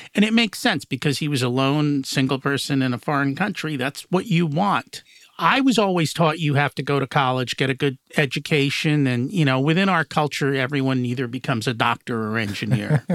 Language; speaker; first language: English; native; English